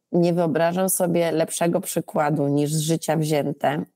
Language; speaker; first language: Polish; early bilingual, heritage; Polish